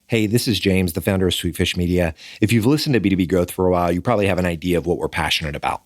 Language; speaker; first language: English; native; English